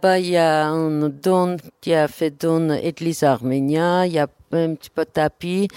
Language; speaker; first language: French; non-native, learner; Armenian